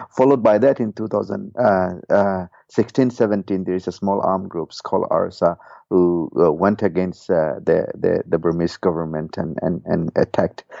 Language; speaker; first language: English; non-native, fluent; Burmese